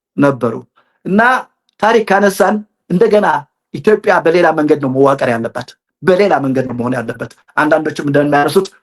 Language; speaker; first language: Amharic; non-native, local second language; Tigrinya